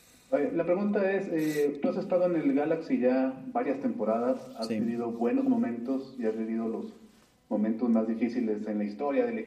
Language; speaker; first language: Spanish; native; Spanish